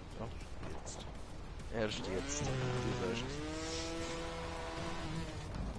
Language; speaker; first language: German; native; German